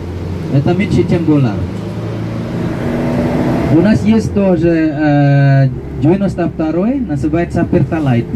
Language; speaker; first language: Russian; non-native, fluent; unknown